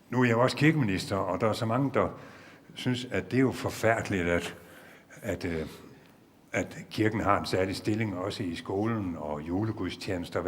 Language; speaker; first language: Danish; native; Danish